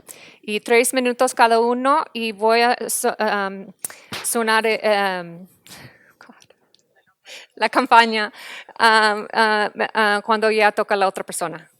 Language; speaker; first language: Spanish; non-native, fluent; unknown